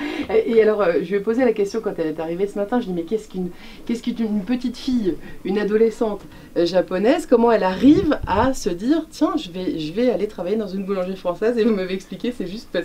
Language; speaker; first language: French; native; French